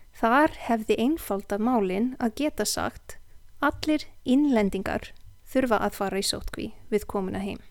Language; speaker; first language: Icelandic; non-native, fluent; Serbian